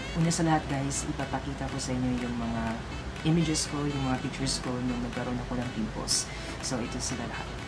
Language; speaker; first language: Filipino; non-native, local second language; Cebuano